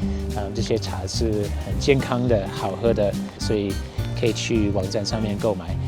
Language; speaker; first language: Chinese; non-native, fluent; English